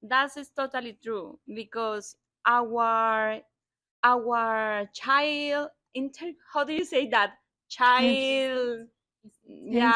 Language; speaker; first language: English; non-native, learner; Spanish